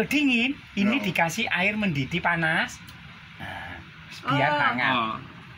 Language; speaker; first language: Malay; non-native, local second language; Javanese